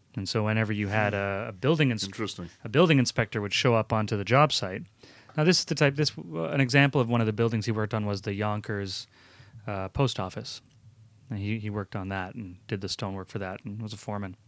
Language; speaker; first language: English; early bilingual, other home language; Italian